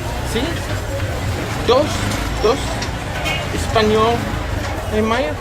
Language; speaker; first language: Spanish; non-native, learner; English